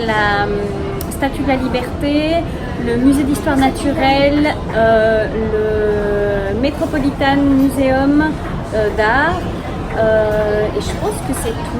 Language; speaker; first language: French; native; French